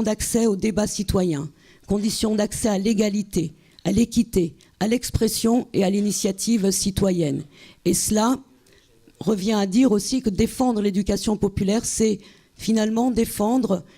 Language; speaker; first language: French; native; French